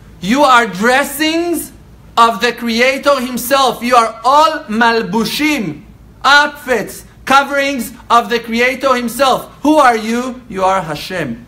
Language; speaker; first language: English; non-native, fluent; Hebrew